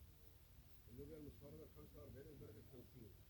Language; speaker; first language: Arabic; native; Arabic